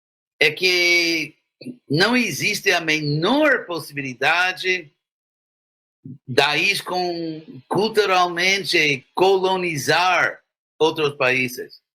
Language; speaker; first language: Portuguese; non-native, fluent; English